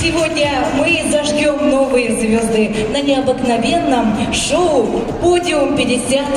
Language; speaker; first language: Russian; native; Russian